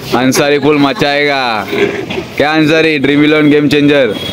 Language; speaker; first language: Hindi; non-native, local second language; Marathi